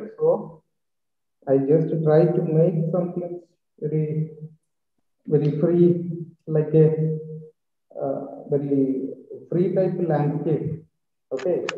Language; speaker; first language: English; non-native, learner; Malayalam